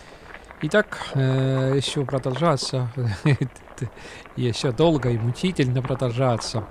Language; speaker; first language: Russian; non-native, local second language; Estonian